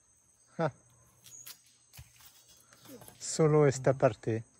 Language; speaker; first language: Spanish; non-native, learner; French